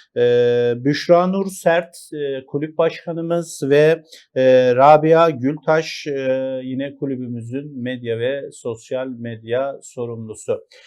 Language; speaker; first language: Turkish; native; Turkish